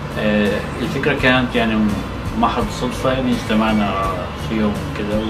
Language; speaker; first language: Arabic; native; Arabic